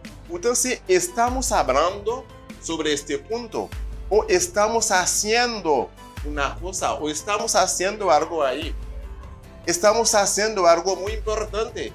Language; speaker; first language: Spanish; non-native, fluent; Haitian Creole